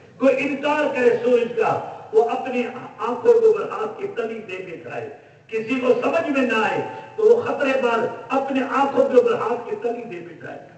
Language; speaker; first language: Urdu; non-native, local second language; Sindhi